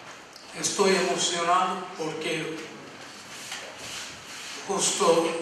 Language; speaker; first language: Spanish; non-native, fluent; Armenian